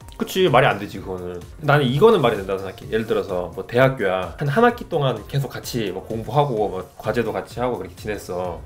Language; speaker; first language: Korean; native; Korean